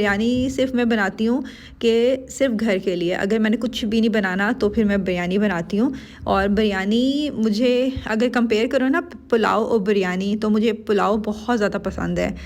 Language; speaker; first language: Urdu; native; Urdu